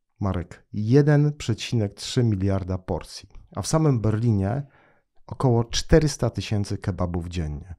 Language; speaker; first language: Polish; native; Polish